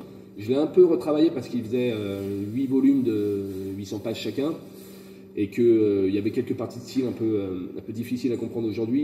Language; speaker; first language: French; native; French